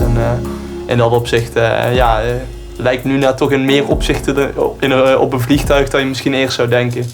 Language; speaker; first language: Dutch; native; Dutch